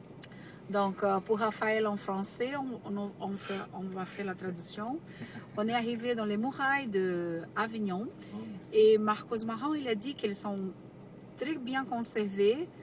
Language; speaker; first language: French; non-native, learner; Portuguese